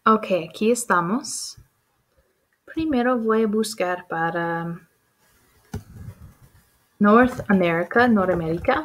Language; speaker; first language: Spanish; non-native, fluent; English